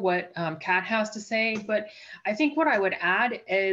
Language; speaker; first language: English; native; English